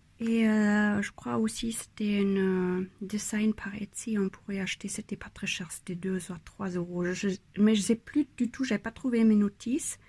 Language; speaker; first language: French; non-native, fluent; German